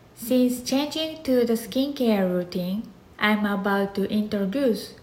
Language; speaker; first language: English; non-native, learner; Japanese